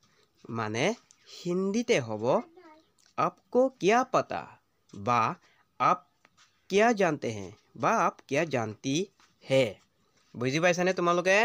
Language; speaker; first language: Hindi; non-native, local second language; Assamese